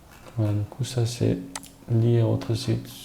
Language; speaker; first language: French; non-native, learner; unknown